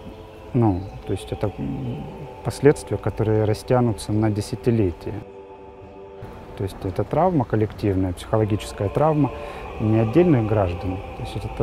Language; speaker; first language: Russian; native; Russian